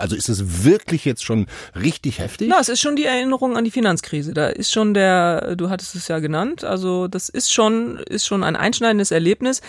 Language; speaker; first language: German; native; German